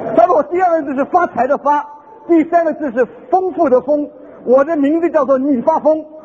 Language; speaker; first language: Chinese; non-native, local second language; Hakka Chinese